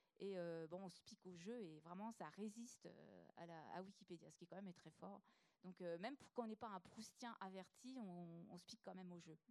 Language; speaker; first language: French; native; French